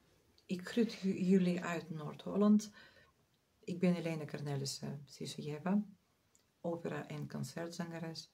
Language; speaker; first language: Dutch; non-native, fluent; Russian